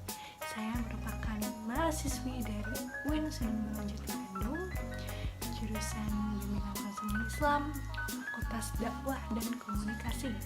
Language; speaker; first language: Indonesian; native; Indonesian